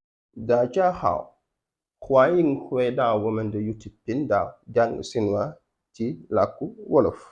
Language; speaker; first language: Chinese; non-native, fluent; Wolof